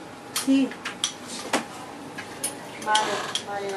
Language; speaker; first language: Spanish; native; Spanish